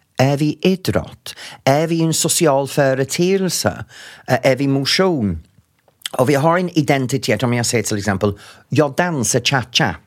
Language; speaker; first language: Swedish; non-native, fluent; English